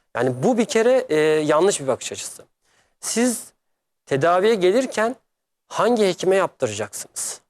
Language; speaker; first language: Turkish; native; Turkish